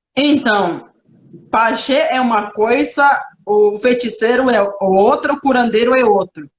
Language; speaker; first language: Portuguese; non-native, local second language; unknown